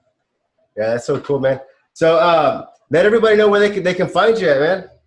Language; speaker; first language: English; native; English